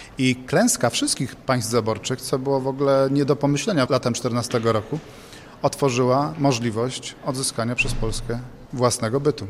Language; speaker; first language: Polish; native; Polish